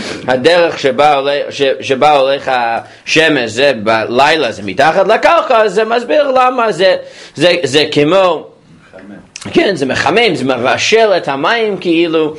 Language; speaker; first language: Hebrew; non-native, fluent; English